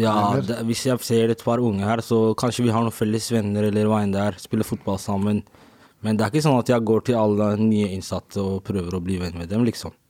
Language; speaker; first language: Norwegian; native; Norwegian